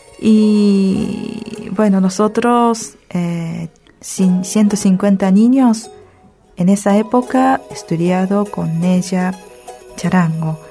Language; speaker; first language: Spanish; early bilingual, other home language; Japanese